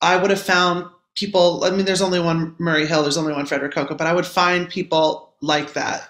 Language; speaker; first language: English; native; English